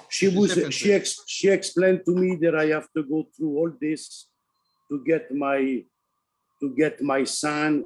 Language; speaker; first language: English; non-native, learner; Italian